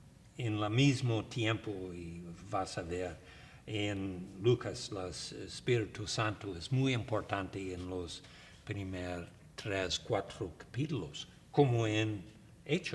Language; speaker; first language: Spanish; non-native, learner; English